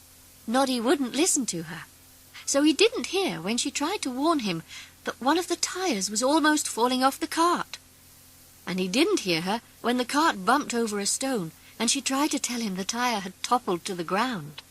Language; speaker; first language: English; native; English